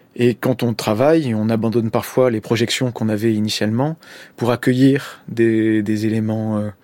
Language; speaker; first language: French; native; French